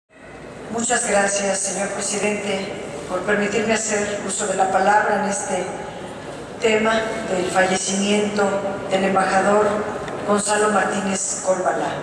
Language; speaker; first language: Spanish; native; Spanish